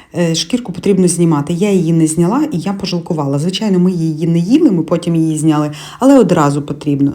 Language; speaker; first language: Ukrainian; native; Ukrainian